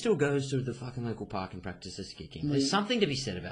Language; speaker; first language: English; native; English